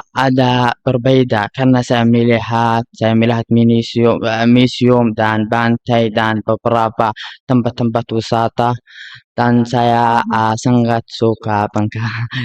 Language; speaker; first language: Indonesian; non-native, learner; Arabic